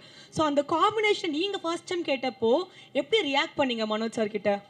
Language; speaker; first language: Tamil; native; Tamil